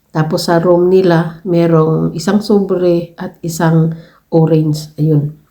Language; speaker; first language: Filipino; native; Filipino